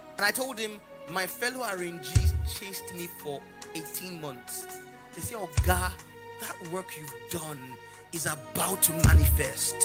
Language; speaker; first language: English; non-native, local second language; Yoruba